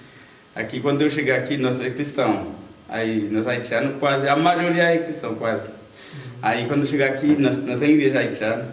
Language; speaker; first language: Portuguese; non-native, learner; Haitian Creole